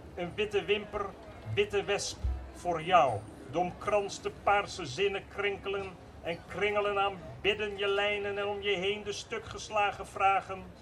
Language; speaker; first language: Dutch; native; Dutch